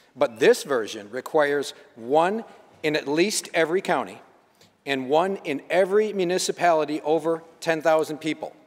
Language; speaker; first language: English; native; English